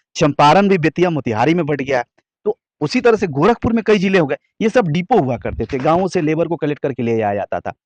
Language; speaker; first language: Hindi; native; Hindi